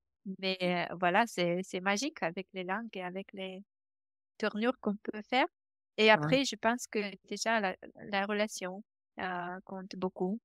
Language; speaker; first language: French; non-native, fluent; Romanian